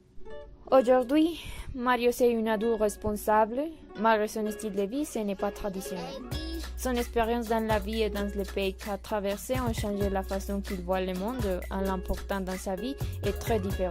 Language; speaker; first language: French; non-native, learner; Spanish